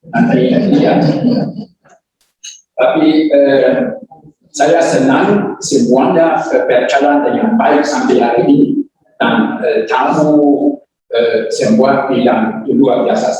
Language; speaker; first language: Indonesian; non-native, learner; German